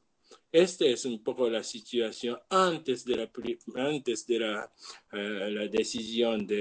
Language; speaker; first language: Spanish; non-native, learner; Japanese